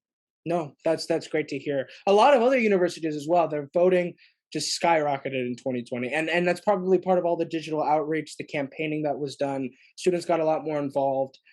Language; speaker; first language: English; native; English